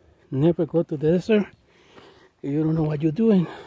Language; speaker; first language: English; non-native, learner; Spanish